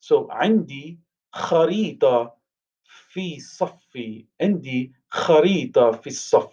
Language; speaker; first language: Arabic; non-native, fluent; English